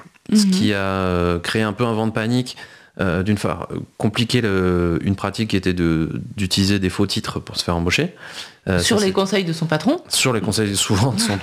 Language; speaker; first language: French; native; French